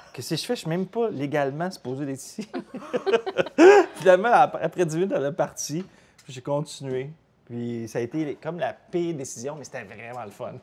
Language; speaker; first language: French; native; French